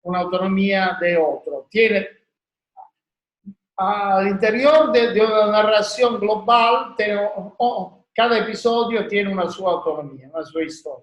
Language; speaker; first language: Spanish; non-native, learner; Italian